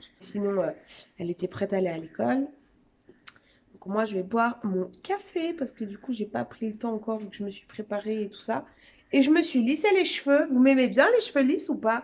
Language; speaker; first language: French; native; French